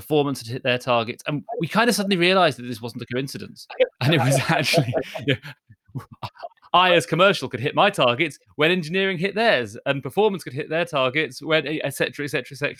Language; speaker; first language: English; native; English